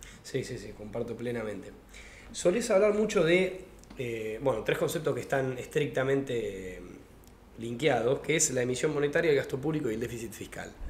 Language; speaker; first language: Spanish; native; Spanish